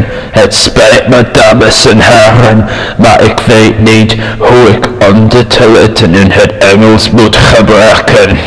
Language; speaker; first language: Dutch; non-native, learner; English